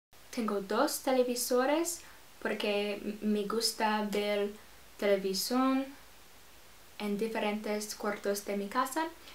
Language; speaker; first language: Spanish; non-native, learner; English